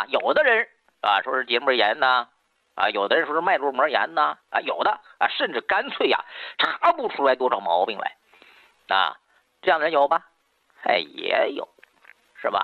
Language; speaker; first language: Chinese; native; Chinese